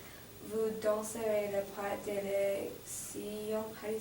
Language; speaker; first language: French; non-native, learner; English